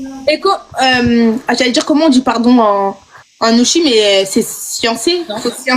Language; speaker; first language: French; native; French